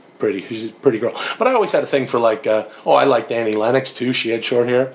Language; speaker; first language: English; native; English